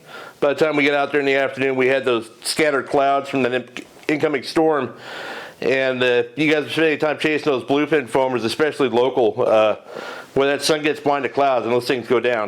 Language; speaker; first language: English; native; English